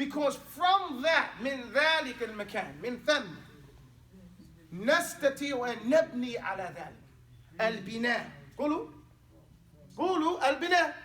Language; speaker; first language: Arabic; non-native, fluent; English